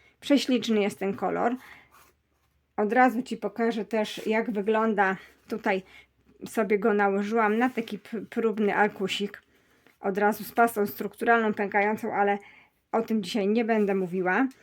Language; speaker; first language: Polish; native; Polish